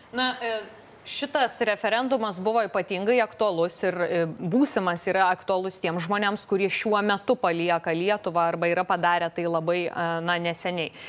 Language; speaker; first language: Lithuanian; native; Lithuanian